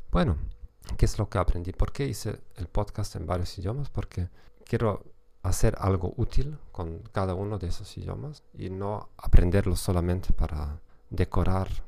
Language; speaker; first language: Spanish; non-native, fluent; German